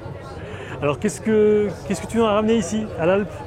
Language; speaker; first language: French; native; French